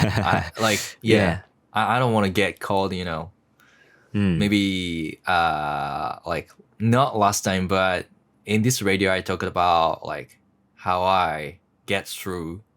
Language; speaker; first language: English; non-native, learner; Japanese